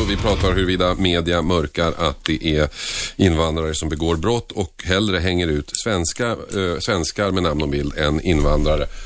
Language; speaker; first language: Swedish; early bilingual, other home language; Finnish